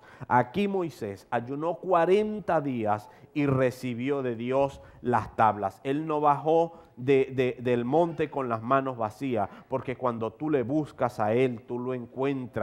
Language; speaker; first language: Spanish; native; Spanish